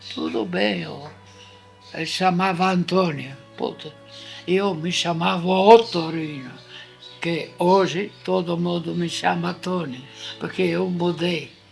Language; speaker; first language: Portuguese; non-native, fluent; Italian